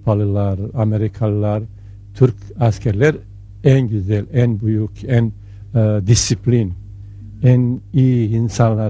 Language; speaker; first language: Turkish; non-native, learner; Bosnian